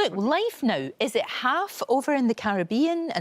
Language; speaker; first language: English; native; English